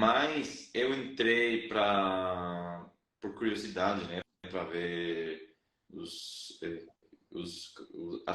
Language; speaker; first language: Portuguese; non-native, fluent; Spanish